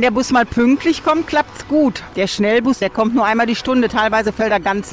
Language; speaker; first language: German; native; German